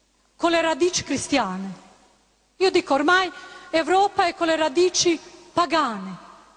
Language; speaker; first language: Italian; non-native, fluent; Croatian